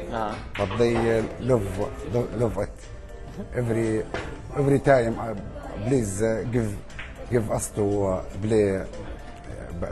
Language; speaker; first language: English; non-native, learner; Arabic